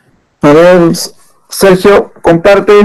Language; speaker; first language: Spanish; native; Spanish